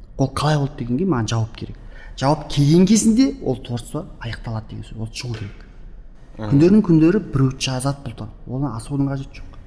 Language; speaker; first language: Kazakh; early bilingual, heritage; Kazakh